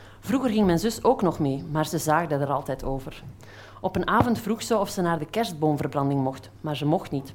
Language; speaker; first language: Dutch; native; Dutch